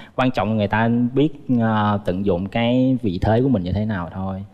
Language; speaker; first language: Vietnamese; native; Vietnamese